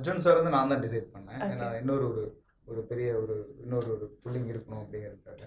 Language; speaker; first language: Tamil; native; Tamil